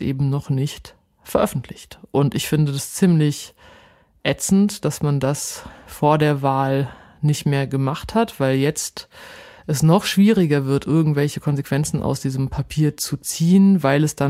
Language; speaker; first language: German; native; German